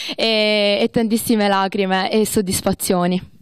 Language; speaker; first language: Italian; native; Italian